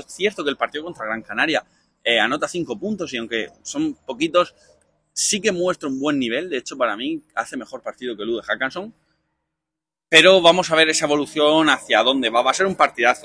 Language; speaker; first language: Spanish; native; Spanish